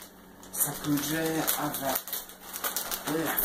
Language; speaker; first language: French; non-native, learner; English